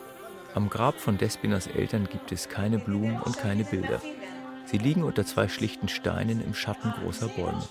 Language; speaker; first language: German; native; German